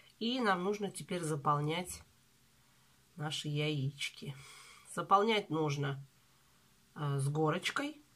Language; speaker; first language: Russian; native; Russian